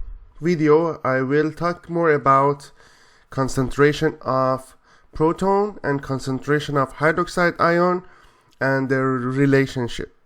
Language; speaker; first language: English; non-native, fluent; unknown